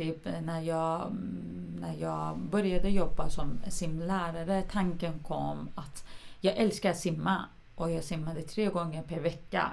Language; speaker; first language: Swedish; non-native, fluent; Persian